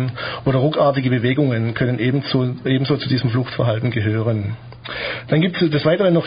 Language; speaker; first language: German; native; German